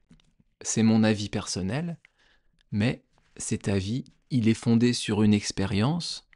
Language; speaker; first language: French; native; French